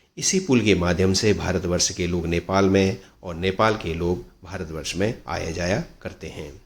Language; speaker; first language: Hindi; non-native, local second language; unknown